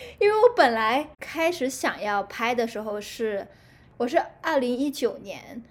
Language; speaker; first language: Chinese; non-native, local second language; Cantonese